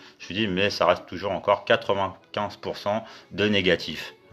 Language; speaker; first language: French; native; French